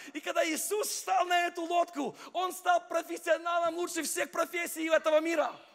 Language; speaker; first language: Russian; non-native, fluent; English